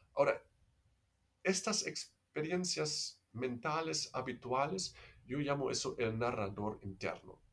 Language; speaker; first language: Spanish; non-native, fluent; German